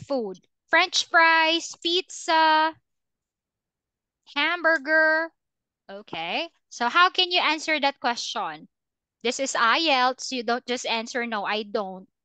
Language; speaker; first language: English; non-native, fluent; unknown